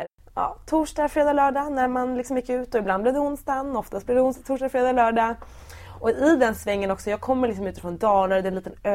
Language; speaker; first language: Swedish; native; Swedish